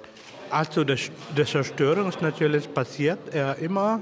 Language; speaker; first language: German; non-native, fluent; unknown